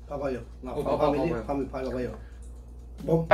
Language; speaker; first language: Korean; non-native, learner; Turkish